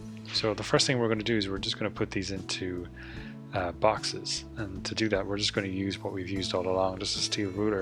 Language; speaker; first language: English; native; English